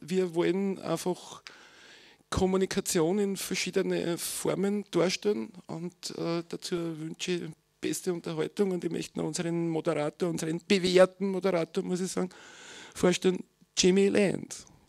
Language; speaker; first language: German; native; German